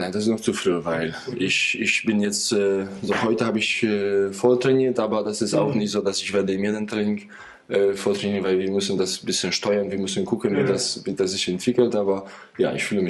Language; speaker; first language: German; non-native, fluent; Polish